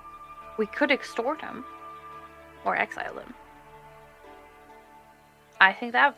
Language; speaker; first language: English; non-native, fluent; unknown